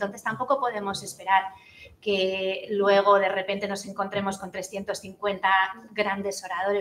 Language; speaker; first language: Spanish; native; Spanish